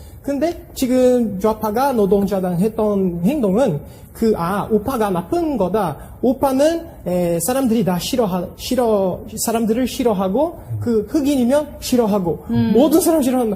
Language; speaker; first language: Korean; non-native, fluent; Portuguese